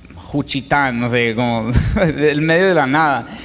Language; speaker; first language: Spanish; non-native, fluent; English